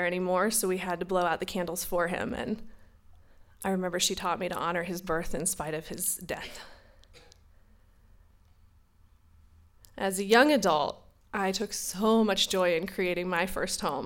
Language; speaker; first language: English; native; English